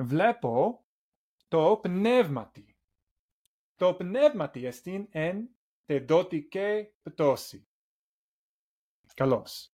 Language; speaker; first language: Greek; non-native, learner; English